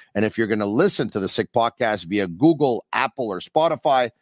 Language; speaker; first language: English; native; English